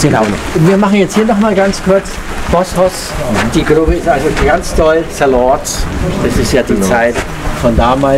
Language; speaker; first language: German; native; German